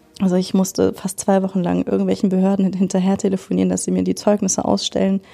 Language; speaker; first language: German; native; German